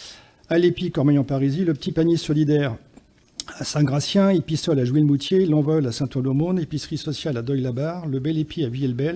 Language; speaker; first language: French; native; French